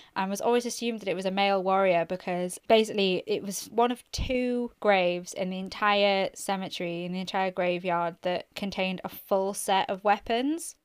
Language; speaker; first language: English; native; English